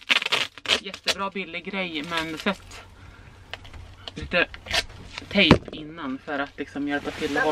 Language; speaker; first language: Swedish; native; Swedish